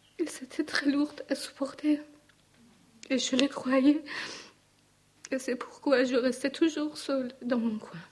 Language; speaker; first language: French; non-native, learner; Persian